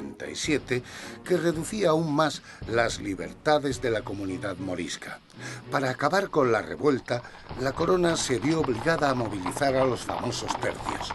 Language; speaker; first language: Spanish; native; Spanish